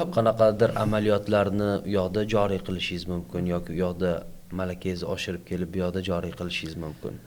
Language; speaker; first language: Uzbek; native; Uzbek